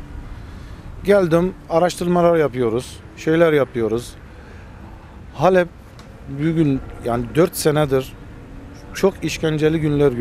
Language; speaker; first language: Turkish; early bilingual, heritage; Armenian